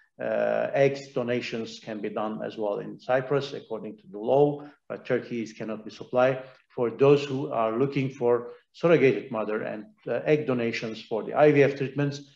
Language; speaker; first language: English; non-native, fluent; Turkish